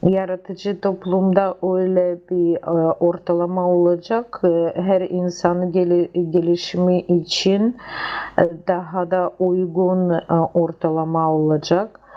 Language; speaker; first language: Turkish; non-native, learner; Russian